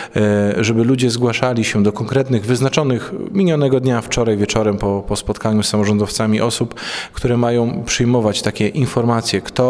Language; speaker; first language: Polish; native; Polish